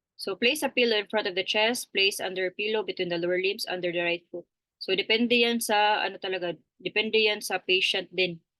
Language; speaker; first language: Filipino; native; Filipino